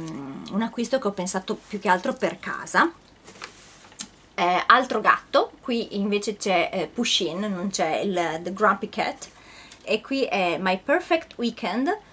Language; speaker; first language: Italian; native; Italian